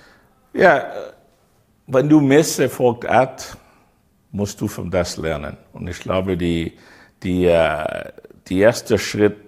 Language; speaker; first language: German; non-native, learner; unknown